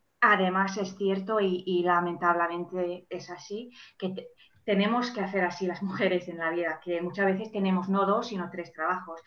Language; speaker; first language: Spanish; non-native, fluent; English